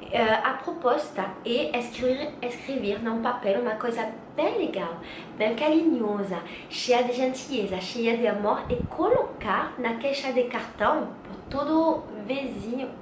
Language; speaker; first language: Portuguese; non-native, learner; French